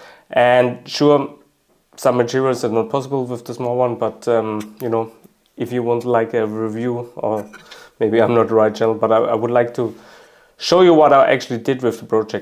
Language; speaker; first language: English; non-native, fluent; German